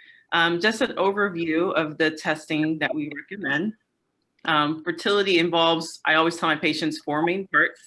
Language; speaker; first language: English; native; English